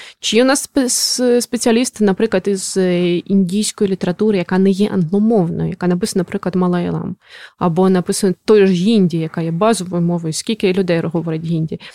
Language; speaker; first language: Ukrainian; native; Ukrainian